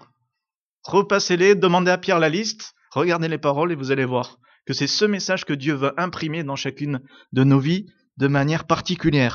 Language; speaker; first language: French; native; French